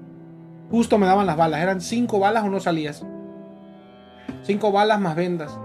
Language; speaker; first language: Spanish; native; Spanish